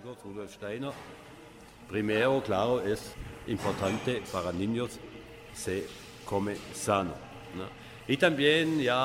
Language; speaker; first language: Spanish; non-native, learner; German